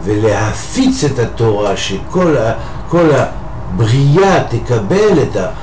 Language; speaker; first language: Hebrew; non-native, fluent; French